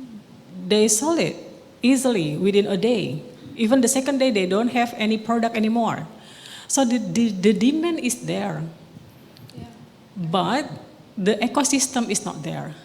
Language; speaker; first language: English; non-native, local second language; Indonesian